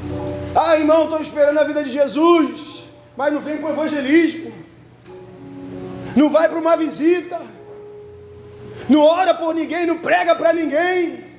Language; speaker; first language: Portuguese; native; Portuguese